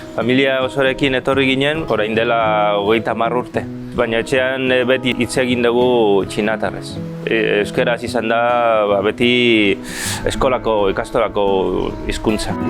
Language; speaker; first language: Basque; early bilingual, other home language; Chinese